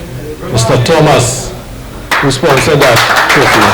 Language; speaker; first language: English; native; English